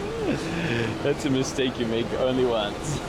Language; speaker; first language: English; native; English